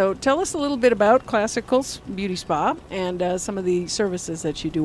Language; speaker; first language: English; native; English